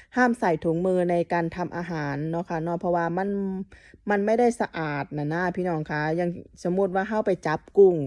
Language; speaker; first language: Thai; native; Thai